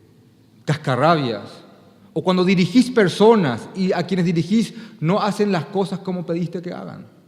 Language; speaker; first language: Spanish; native; Spanish